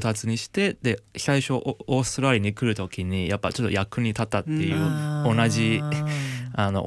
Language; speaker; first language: Japanese; non-native, fluent; Cantonese